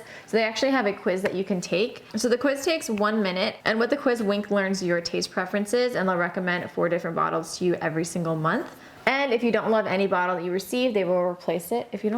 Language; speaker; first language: English; native; English